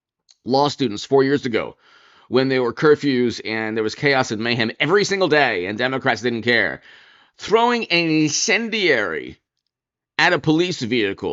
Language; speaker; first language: English; native; English